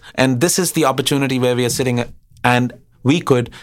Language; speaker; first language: English; non-native, local second language; Hindi